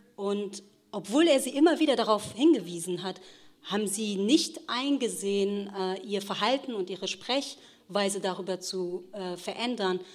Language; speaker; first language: German; early bilingual, other home language; Kurdish